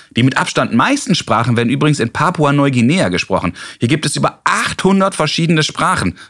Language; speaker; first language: German; native; German